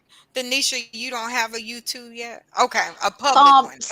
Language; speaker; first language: English; native; English